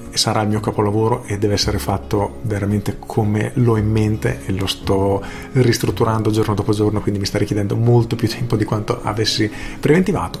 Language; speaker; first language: Italian; native; Italian